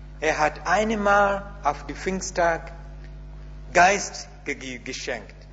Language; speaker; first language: German; non-native, learner; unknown